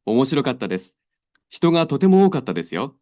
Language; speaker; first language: Japanese; non-native, learner; Indonesian